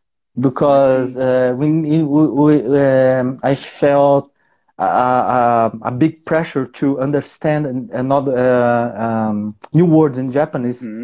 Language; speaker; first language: English; non-native, learner; Portuguese